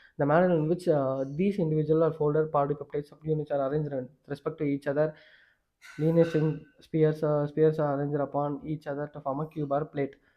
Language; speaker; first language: English; non-native, local second language; Tamil